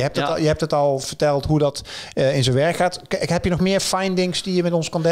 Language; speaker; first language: Dutch; native; Dutch